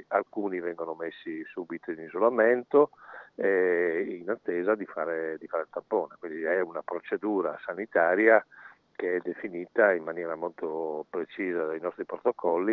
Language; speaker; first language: Italian; native; Italian